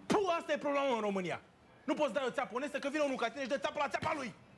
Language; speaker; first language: Romanian; native; Romanian